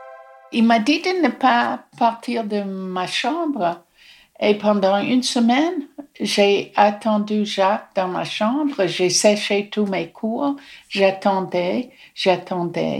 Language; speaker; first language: French; non-native, fluent; English